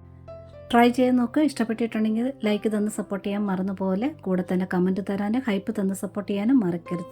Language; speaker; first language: Malayalam; native; Malayalam